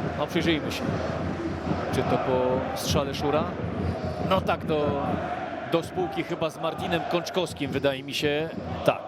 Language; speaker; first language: Polish; native; Polish